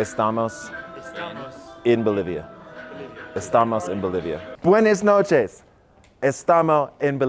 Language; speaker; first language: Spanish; non-native, learner; English